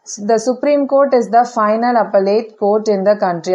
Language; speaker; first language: English; non-native, local second language; Tamil